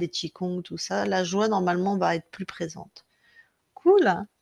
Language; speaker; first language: French; native; French